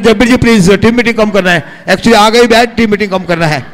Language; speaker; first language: Hindi; non-native, local second language; Marathi